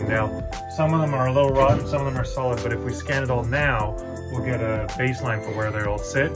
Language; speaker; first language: English; native; English